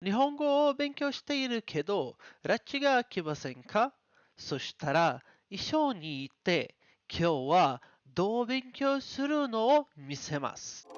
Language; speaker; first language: Japanese; non-native, learner; Portuguese